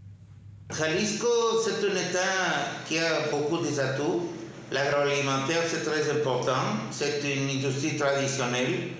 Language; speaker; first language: French; non-native, fluent; Spanish